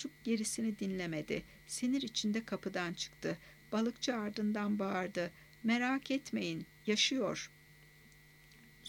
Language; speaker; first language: Turkish; native; Turkish